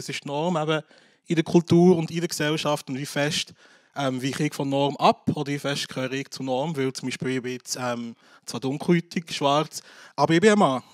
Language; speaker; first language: German; early bilingual, other home language; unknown